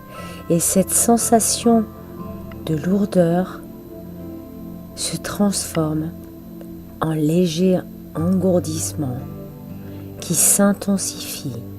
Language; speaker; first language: French; native; French